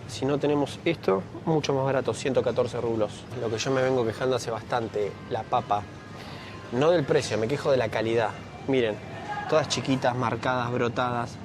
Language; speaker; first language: Spanish; native; Spanish